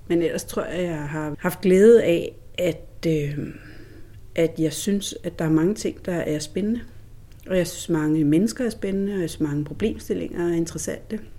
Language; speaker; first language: Danish; native; Danish